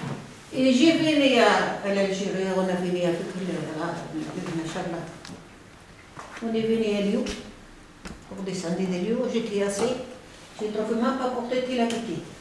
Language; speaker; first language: French; non-native, learner; Arabic